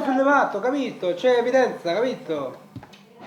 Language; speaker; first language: Italian; non-native, learner; Korean